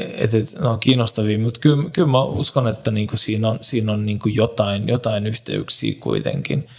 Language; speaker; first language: Finnish; non-native, fluent; Turkish